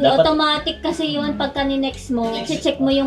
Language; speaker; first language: Filipino; native; Filipino